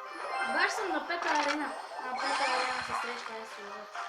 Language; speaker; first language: Bulgarian; native; Bulgarian